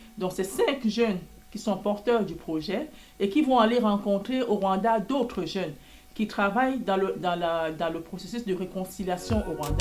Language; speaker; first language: French; native; French